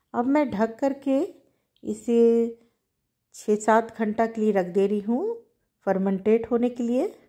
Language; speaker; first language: Hindi; native; Hindi